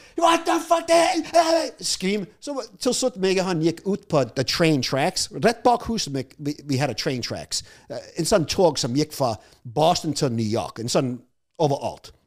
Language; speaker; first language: Norwegian; non-native, fluent; English